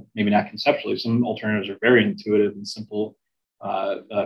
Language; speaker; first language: English; native; English